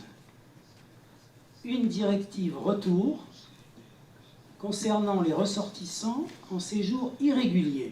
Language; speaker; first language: French; native; French